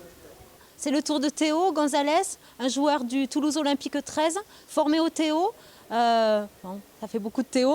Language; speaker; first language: French; native; French